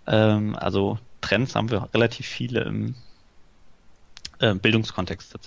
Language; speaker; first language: German; native; German